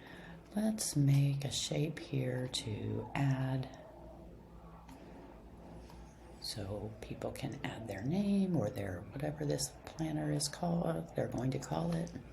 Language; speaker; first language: English; native; English